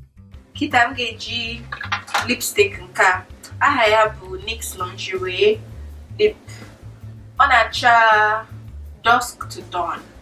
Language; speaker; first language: Igbo; early bilingual, heritage; English